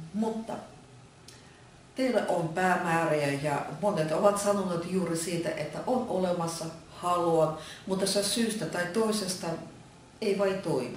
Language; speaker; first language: Finnish; non-native, fluent; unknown